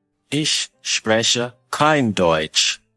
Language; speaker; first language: German; non-native, fluent; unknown